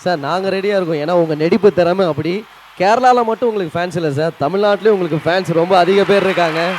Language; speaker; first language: Tamil; native; Tamil